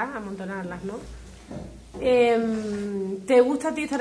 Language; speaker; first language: Spanish; native; Spanish